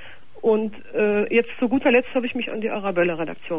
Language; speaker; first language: German; native; German